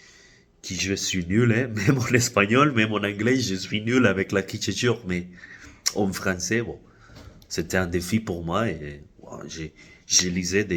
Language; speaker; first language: French; non-native, fluent; Spanish